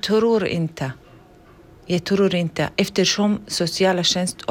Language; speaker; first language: Swedish; non-native, learner; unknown